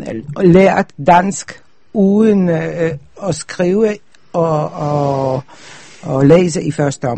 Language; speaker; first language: Danish; non-native, fluent; Polish